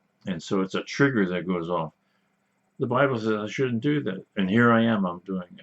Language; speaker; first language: English; native; English